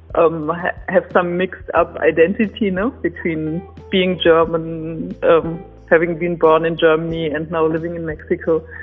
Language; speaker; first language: English; non-native, fluent; German